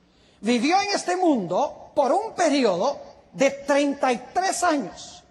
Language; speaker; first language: Spanish; native; Spanish